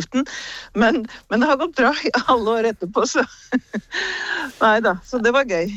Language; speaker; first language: Norwegian; native; Norwegian